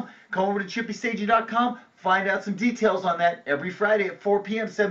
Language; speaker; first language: English; native; English